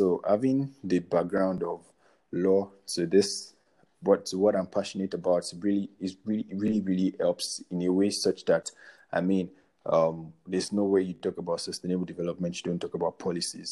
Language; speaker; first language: English; non-native, local second language; Yoruba